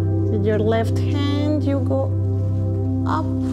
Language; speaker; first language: English; non-native, fluent; Hungarian